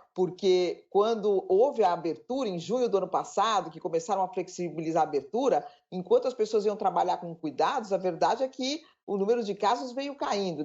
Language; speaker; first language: Portuguese; native; Portuguese